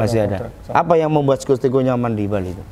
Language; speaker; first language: Indonesian; native; Indonesian